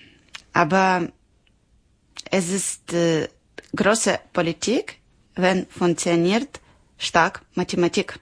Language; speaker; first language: German; non-native, learner; Ukrainian